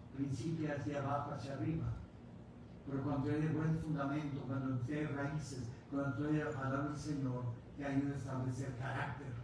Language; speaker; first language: Spanish; early bilingual, heritage; Spanish